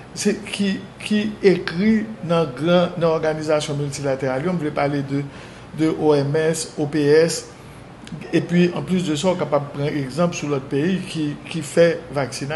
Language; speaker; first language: French; non-native, local second language; Haitian Creole